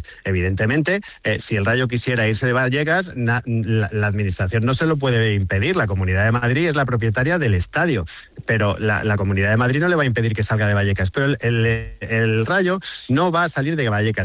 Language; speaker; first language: Spanish; native; Spanish